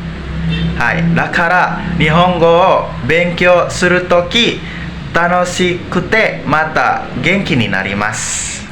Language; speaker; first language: Japanese; non-native, learner; Indonesian